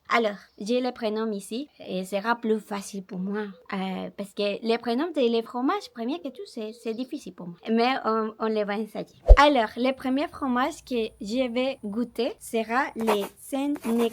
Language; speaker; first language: French; non-native, learner; Spanish